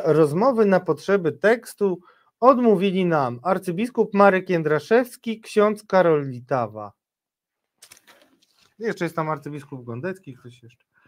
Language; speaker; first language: Polish; native; Polish